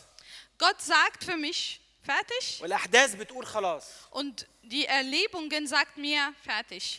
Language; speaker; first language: German; non-native, learner; Arabic